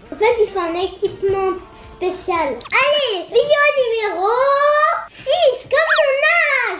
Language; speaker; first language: French; native; French